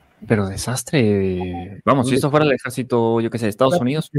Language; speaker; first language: Spanish; native; Spanish